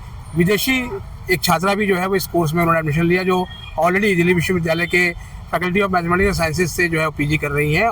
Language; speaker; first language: Hindi; native; Hindi